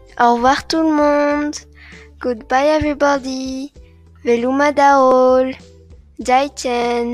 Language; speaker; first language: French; native; French